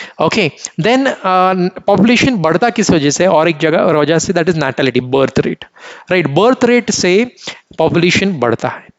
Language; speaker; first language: Hindi; non-native, local second language; Marathi